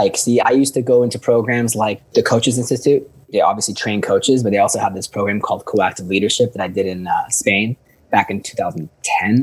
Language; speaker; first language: English; native; English